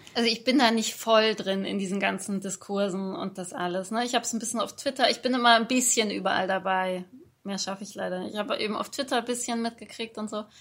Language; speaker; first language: German; early bilingual, other home language; Persian